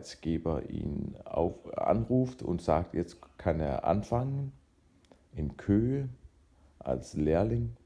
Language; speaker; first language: German; non-native, fluent; Danish